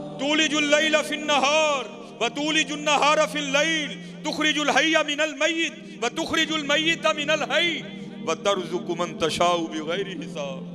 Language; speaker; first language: Urdu; non-native, local second language; Punjabi